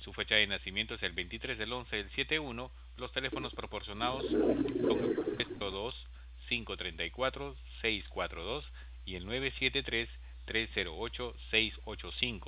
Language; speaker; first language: Spanish; native; Spanish